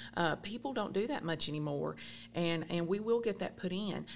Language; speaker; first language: English; native; English